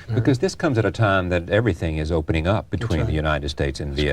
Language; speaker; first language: English; native; English